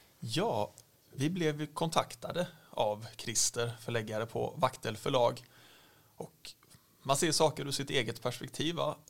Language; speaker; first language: Swedish; native; Swedish